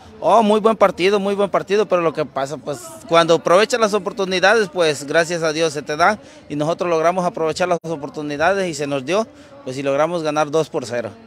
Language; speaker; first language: Spanish; native; Spanish